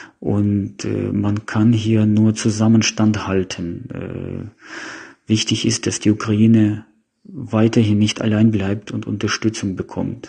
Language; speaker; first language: German; non-native, fluent; Ukrainian